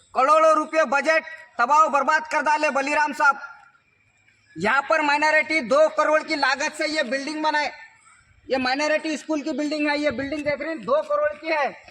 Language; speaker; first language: Hindi; non-native, local second language; Urdu